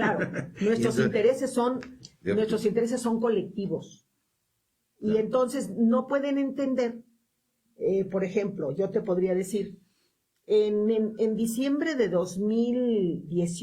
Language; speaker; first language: Spanish; native; Spanish